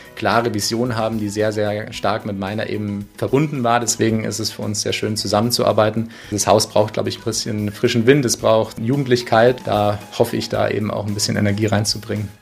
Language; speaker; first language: German; native; German